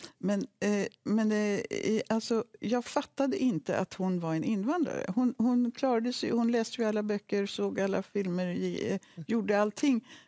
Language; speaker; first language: Swedish; native; Swedish